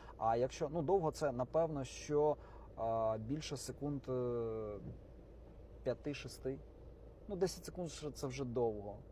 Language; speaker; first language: Ukrainian; native; Ukrainian